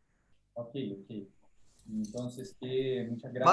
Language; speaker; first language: Spanish; non-native, learner; Portuguese